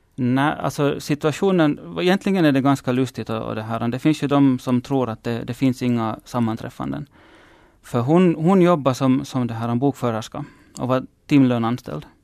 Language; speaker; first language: Swedish; native; Swedish